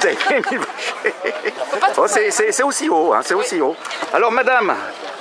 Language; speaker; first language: French; native; French